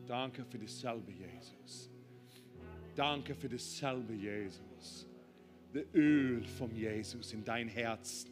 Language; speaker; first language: German; non-native, learner; English